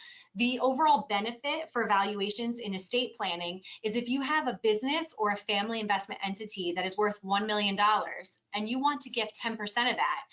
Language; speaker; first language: English; native; English